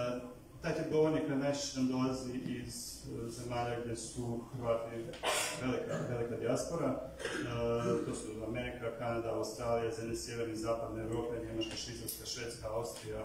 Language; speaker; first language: Croatian; native; Croatian